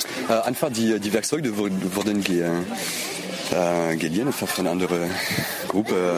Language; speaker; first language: German; non-native, fluent; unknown